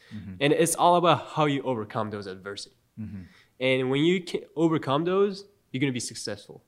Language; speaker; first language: English; non-native, fluent; Japanese